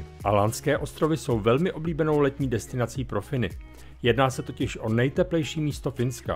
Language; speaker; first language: Czech; native; Czech